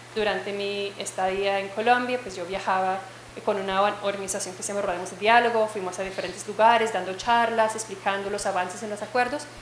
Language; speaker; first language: Spanish; non-native, fluent; English